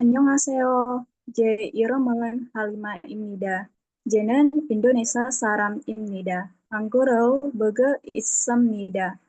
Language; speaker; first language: Korean; non-native, learner; Indonesian